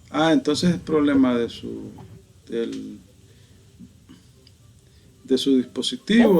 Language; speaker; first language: Spanish; native; Spanish